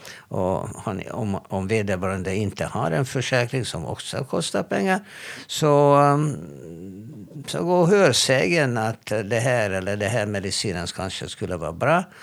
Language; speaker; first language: Swedish; non-native, fluent; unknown